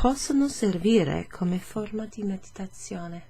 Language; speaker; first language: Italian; non-native, fluent; English